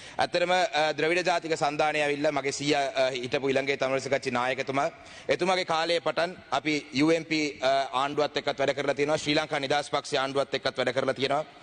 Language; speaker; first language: Sinhala; non-native, local second language; Tamil